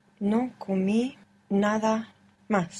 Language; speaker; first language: Spanish; non-native, learner; English